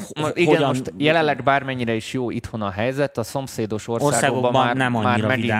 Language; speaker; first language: Hungarian; native; Hungarian